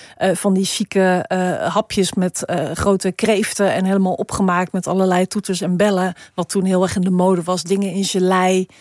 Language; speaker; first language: Dutch; native; Dutch